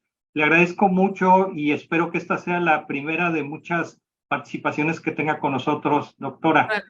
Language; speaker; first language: Spanish; native; Spanish